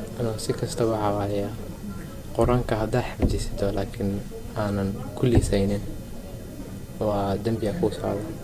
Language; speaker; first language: Somali; early bilingual, heritage; Somali